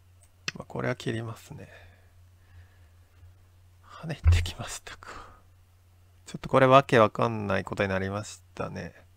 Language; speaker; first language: Japanese; native; Japanese